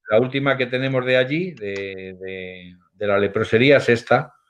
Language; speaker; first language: Spanish; native; Spanish